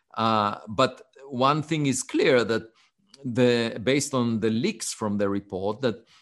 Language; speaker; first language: English; non-native, fluent; Hebrew